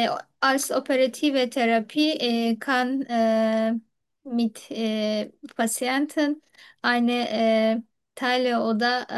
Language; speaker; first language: German; non-native, learner; Turkish